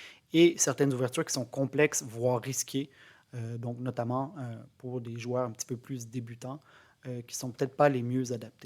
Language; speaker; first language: French; native; French